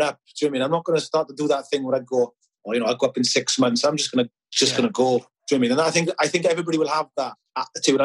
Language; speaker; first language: English; native; English